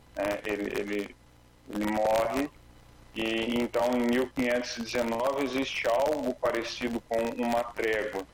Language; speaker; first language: Portuguese; native; Portuguese